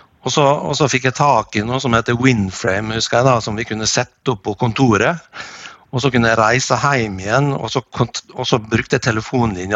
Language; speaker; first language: Norwegian; native; Norwegian